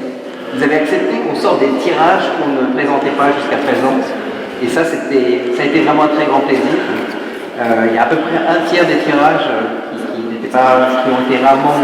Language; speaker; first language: French; native; French